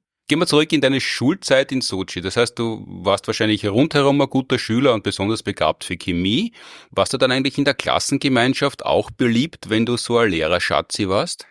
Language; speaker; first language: German; native; German